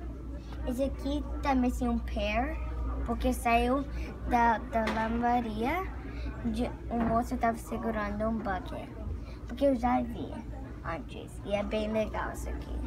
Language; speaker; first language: Portuguese; early bilingual, heritage; Portuguese